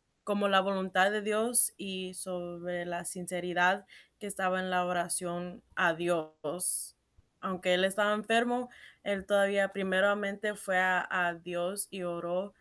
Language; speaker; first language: Spanish; early bilingual, heritage; Spanish